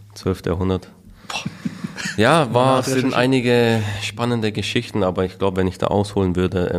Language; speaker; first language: German; native; German